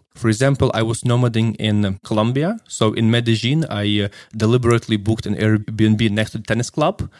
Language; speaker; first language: English; non-native, fluent; Ukrainian